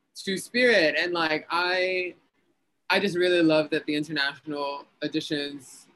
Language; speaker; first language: English; early bilingual, other home language; Spanish